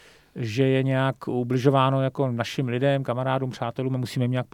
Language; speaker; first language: Czech; native; Czech